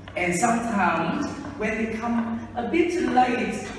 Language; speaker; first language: English; non-native, fluent; Vietnamese